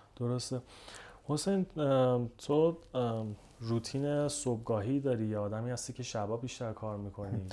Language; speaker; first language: Persian; native; Persian